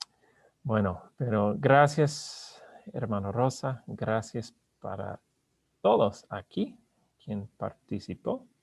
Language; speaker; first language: Spanish; non-native, learner; English